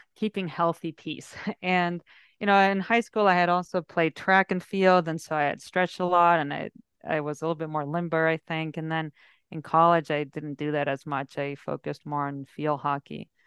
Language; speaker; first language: English; early bilingual, heritage; English